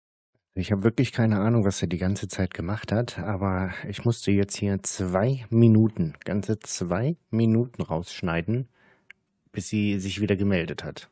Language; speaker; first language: German; native; German